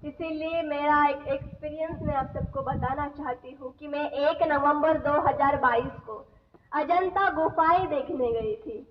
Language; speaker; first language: Hindi; non-native, local second language; Marathi